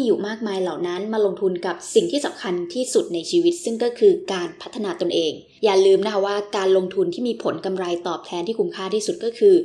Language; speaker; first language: Thai; native; Thai